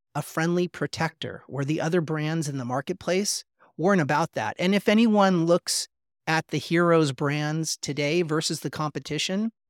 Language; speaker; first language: English; native; English